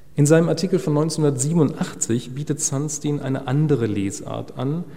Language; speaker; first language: German; native; German